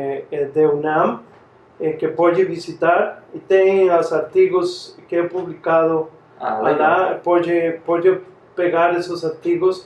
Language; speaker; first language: Portuguese; non-native, fluent; Spanish